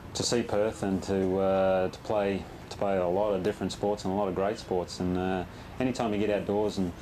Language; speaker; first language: English; native; English